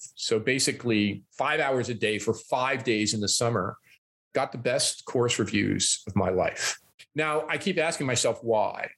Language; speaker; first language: English; native; English